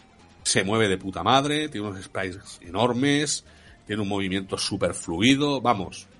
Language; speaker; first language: Spanish; native; Spanish